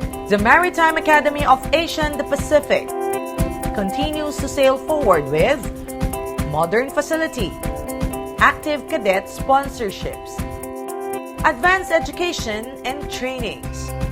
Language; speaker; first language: English; non-native, local second language; Filipino